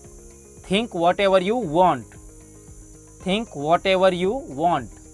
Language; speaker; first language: English; non-native, fluent; Hindi